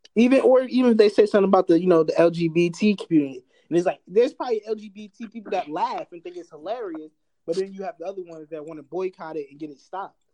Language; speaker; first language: English; native; English